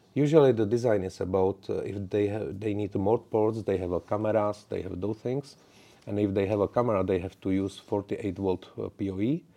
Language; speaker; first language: English; non-native, learner; Czech